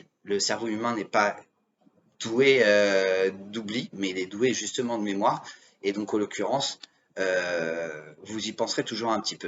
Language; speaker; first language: French; native; French